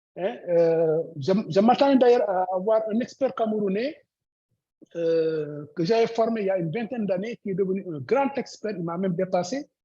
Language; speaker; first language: French; non-native, local second language; Wolof